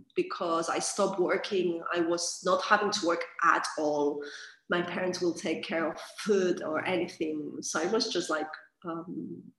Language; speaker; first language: English; non-native, fluent; Catalan